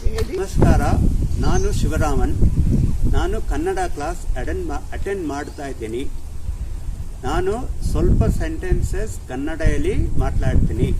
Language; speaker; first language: Kannada; non-native, learner; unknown